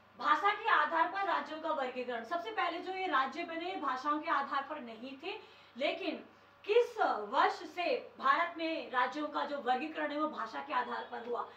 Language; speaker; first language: Hindi; native; Hindi